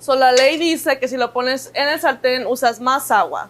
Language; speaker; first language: Spanish; early bilingual, other home language; English